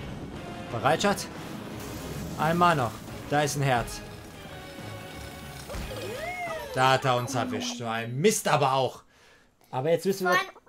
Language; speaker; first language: German; native; German